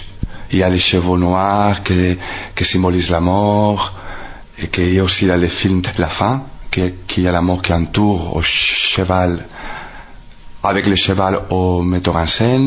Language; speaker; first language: French; non-native, fluent; Spanish